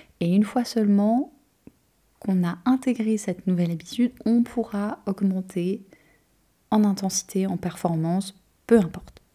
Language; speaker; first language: French; native; French